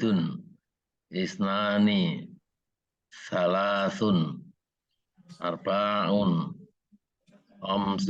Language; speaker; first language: Arabic; non-native, learner; Indonesian